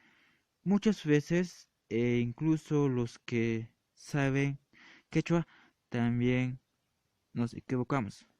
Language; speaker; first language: Spanish; non-native, local second language; Quechua